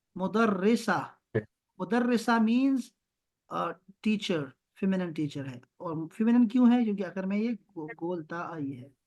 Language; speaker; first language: Urdu; non-native, local second language; Pashto